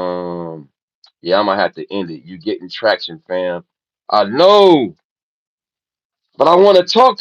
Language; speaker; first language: English; native; English